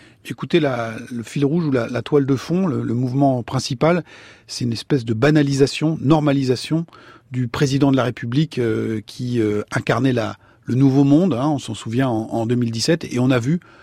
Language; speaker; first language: French; native; French